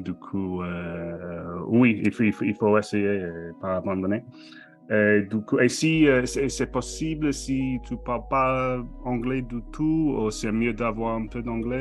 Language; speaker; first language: French; non-native, fluent; English